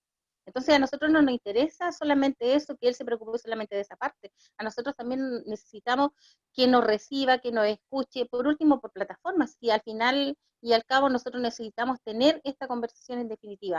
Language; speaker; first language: Spanish; native; Spanish